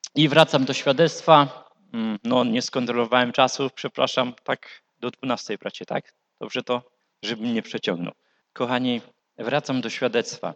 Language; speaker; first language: Polish; native; Polish